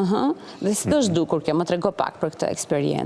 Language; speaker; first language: Albanian; native; Albanian